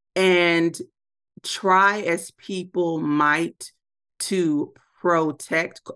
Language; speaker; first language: English; native; English